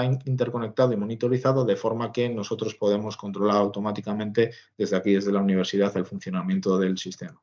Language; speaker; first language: Spanish; native; Spanish